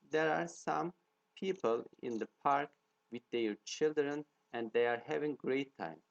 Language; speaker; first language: English; non-native, fluent; Turkish